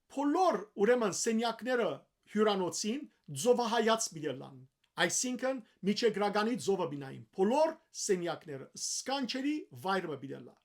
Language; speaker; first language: Armenian; early bilingual, heritage; Armenian